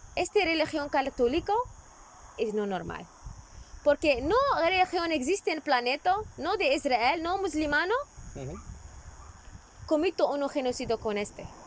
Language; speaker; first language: Spanish; non-native, learner; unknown